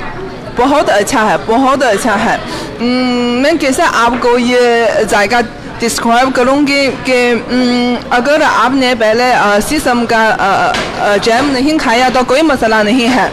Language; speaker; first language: Hindi; non-native, fluent; Chinese